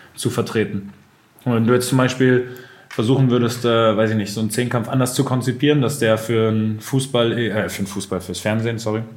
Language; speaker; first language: German; native; German